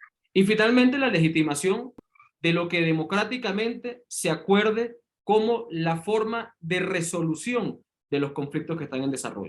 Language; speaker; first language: Spanish; native; Spanish